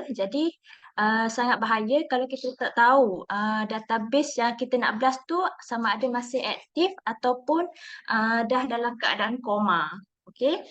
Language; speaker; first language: Malay; native; Malay